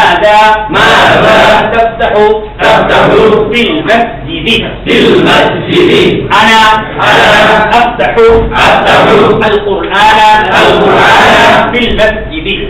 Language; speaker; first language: Arabic; non-native, fluent; Bangla